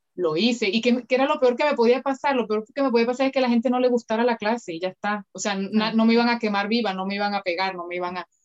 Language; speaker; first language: Spanish; native; Spanish